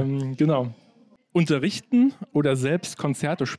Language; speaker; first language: German; native; German